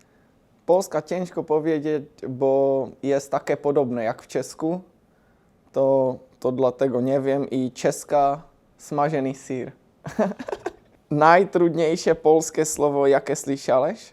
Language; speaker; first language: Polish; non-native, learner; Czech